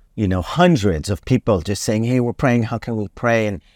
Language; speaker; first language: English; non-native, fluent; Hebrew